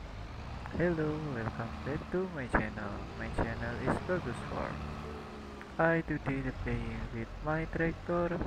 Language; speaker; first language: English; non-native, learner; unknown